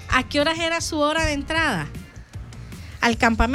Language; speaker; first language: Spanish; native; Spanish